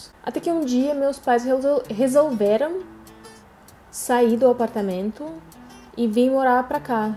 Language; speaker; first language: Portuguese; non-native, fluent; Russian